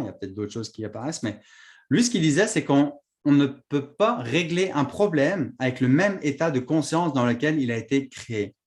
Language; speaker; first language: French; native; French